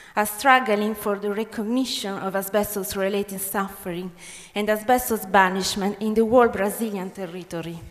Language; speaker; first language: English; non-native, fluent; Italian